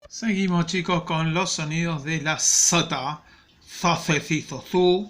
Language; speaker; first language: Spanish; native; Spanish